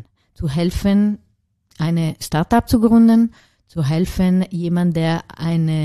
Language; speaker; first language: German; non-native, learner; Italian